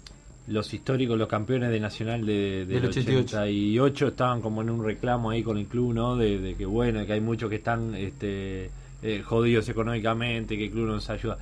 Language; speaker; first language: Spanish; native; Spanish